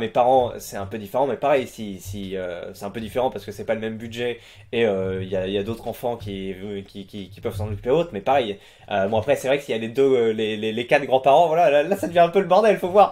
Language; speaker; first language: French; native; French